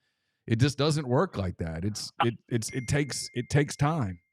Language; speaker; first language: English; native; English